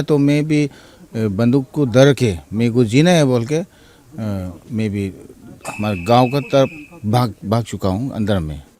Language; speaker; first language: Hindi; non-native, local second language; Manipuri